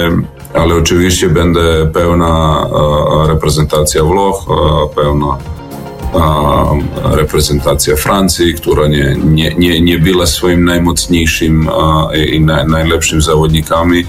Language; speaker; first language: Polish; non-native, learner; Serbian